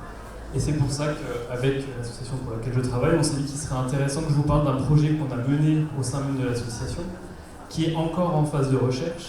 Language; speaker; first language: French; native; French